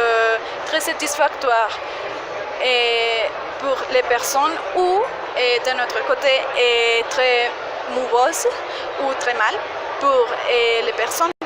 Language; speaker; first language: French; non-native, fluent; Spanish